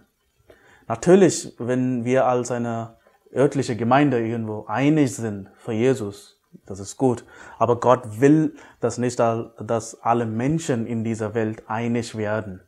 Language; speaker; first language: German; non-native, fluent; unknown